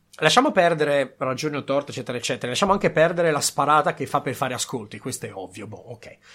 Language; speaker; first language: Italian; native; Italian